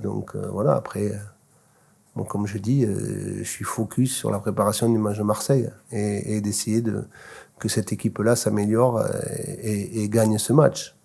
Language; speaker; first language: French; native; French